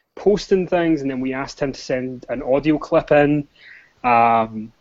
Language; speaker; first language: English; native; English